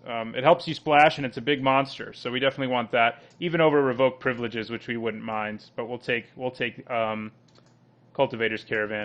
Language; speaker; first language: English; native; English